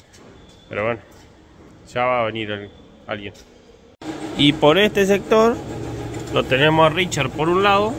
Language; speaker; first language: Spanish; native; Spanish